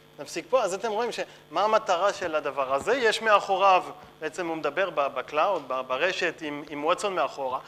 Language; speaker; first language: Hebrew; non-native, fluent; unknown